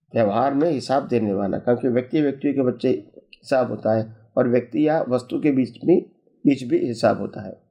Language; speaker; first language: Hindi; non-native, local second language; Gujarati